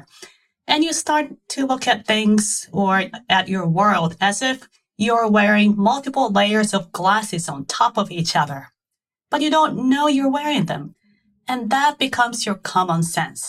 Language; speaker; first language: English; non-native, fluent; Japanese